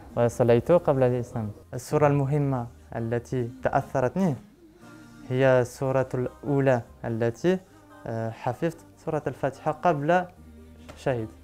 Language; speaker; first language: Arabic; non-native, learner; French